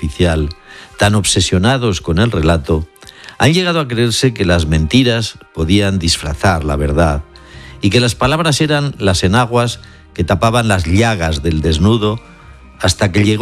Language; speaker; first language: Spanish; native; Spanish